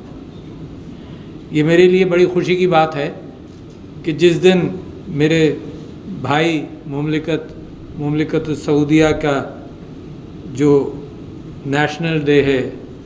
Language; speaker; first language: Urdu; native; Urdu